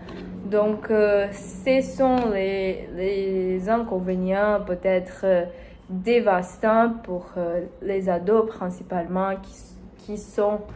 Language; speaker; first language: French; non-native, learner; Spanish